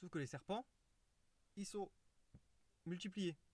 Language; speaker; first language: French; native; French